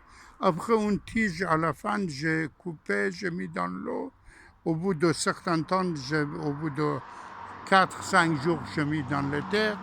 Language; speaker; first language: French; non-native, fluent; Persian